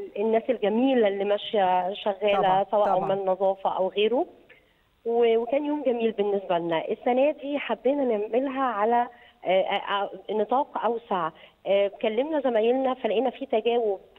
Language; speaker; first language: Egyptian Arabic; native; Egyptian Arabic